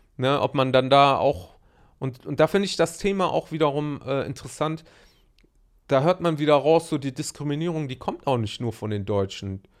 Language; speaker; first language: German; early bilingual, other home language; Arabic